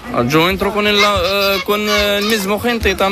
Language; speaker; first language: Spanish; non-native, learner; Arabic